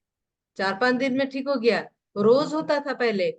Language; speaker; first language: Hindi; native; Hindi